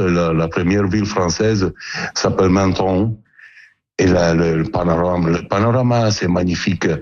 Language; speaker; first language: French; non-native, learner; Italian